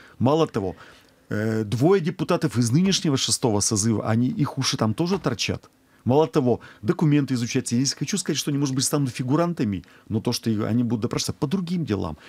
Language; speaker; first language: Russian; native; Russian